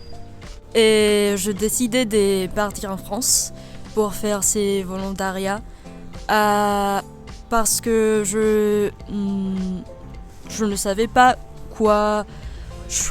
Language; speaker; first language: French; non-native, learner; Spanish